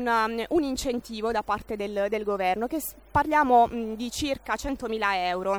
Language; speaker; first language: Italian; native; Italian